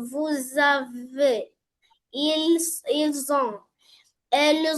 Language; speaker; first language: French; non-native, learner; Arabic